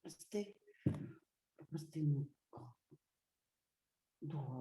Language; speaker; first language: Lithuanian; non-native, local second language; Russian